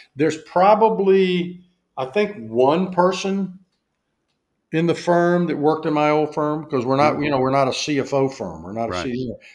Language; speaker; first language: English; native; English